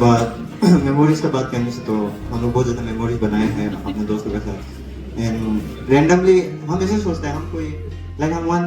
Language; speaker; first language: Hindi; non-native, local second language; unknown